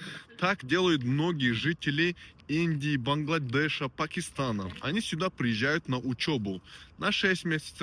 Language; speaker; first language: Russian; non-native, local second language; Tajik